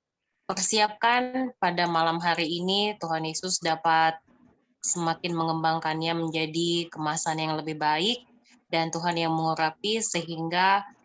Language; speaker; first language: Indonesian; native; Indonesian